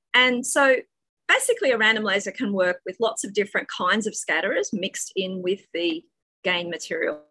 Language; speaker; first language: English; native; English